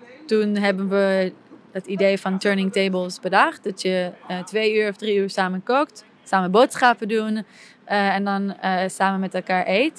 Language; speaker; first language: Dutch; non-native, fluent; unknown